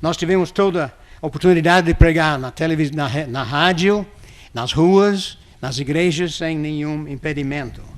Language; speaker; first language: Portuguese; non-native, fluent; English